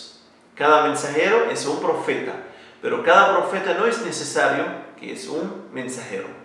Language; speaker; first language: Spanish; non-native, learner; Arabic